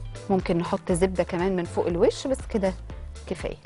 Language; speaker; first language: Arabic; native; Arabic